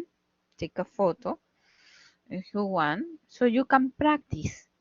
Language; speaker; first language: English; non-native, fluent; Spanish